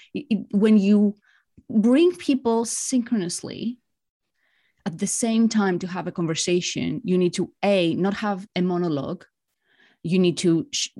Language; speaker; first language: English; non-native, fluent; Greek